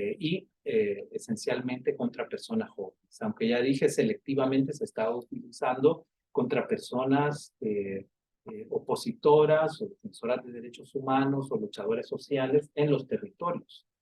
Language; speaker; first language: Spanish; native; Spanish